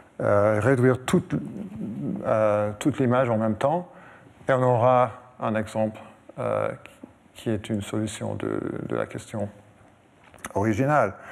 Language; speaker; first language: French; non-native, fluent; English